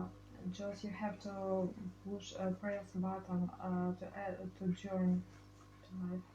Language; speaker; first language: English; non-native, learner; Russian